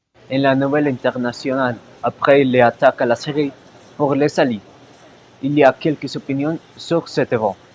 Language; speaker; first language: French; non-native, learner; Spanish